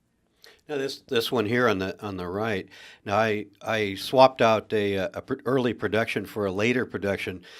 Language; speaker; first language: English; native; English